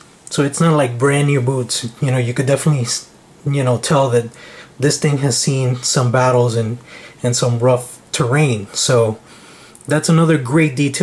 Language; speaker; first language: English; native; English